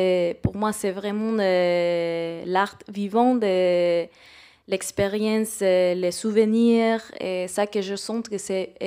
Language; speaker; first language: French; non-native, fluent; Spanish